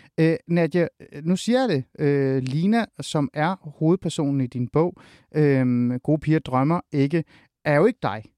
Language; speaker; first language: Danish; early bilingual, other home language; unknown